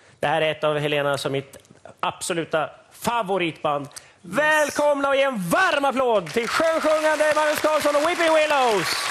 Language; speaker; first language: Swedish; native; Swedish